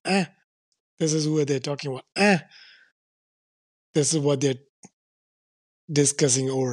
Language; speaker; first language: English; non-native, local second language; Sindhi